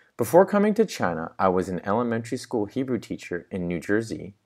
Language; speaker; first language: English; native; English